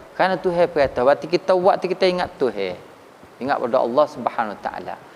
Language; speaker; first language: Malay; native; Malay